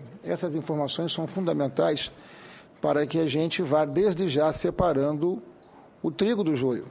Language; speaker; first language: Portuguese; native; Portuguese